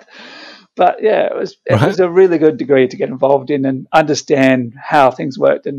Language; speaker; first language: English; native; English